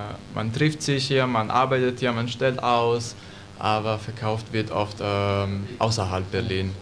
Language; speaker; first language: German; non-native, learner; Italian